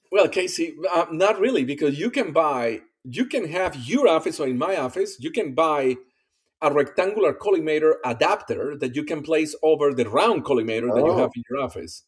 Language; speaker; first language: English; non-native, fluent; Spanish